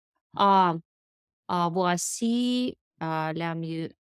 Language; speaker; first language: French; non-native, learner; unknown